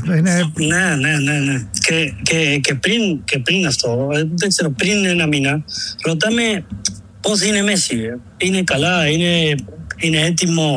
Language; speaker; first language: Greek; non-native, learner; Spanish